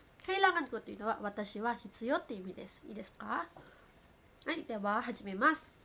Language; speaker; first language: Japanese; non-native, fluent; Filipino